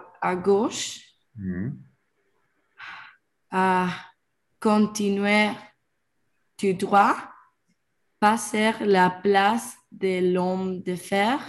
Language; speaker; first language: French; non-native, learner; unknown